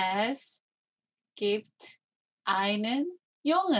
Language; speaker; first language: German; non-native, learner; Korean